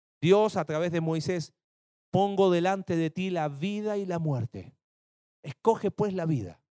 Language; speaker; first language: Spanish; native; Spanish